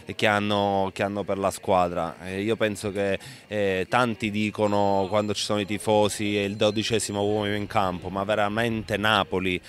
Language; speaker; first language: Italian; native; Italian